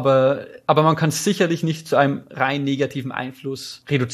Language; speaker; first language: German; native; German